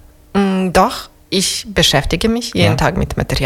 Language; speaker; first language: German; non-native, learner; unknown